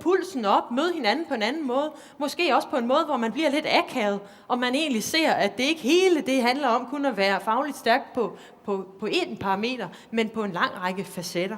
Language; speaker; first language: Danish; native; Danish